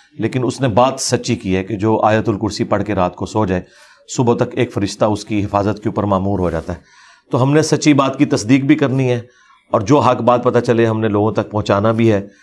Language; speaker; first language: Urdu; non-native, local second language; Punjabi